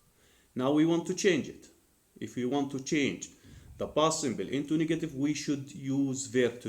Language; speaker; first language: English; non-native, fluent; Arabic